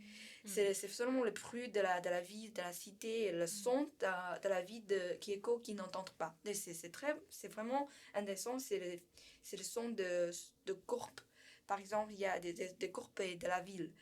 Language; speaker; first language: French; non-native, learner; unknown